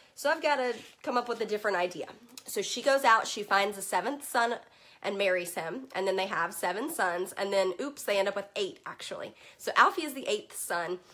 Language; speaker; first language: English; native; English